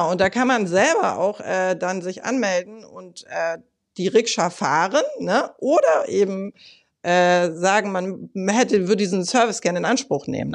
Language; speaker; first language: German; native; German